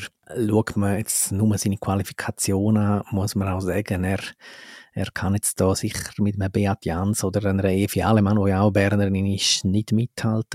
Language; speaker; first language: German; native; German